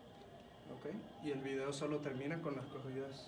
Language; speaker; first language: Spanish; early bilingual, heritage; Spanish